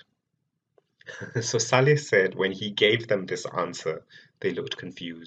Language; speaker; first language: English; non-native, local second language; Malay